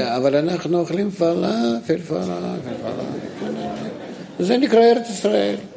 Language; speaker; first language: Hebrew; non-native, fluent; Russian